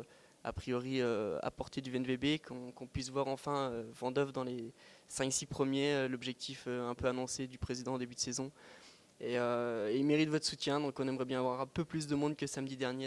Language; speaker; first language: French; native; French